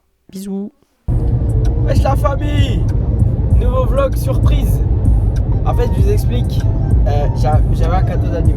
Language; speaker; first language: French; native; French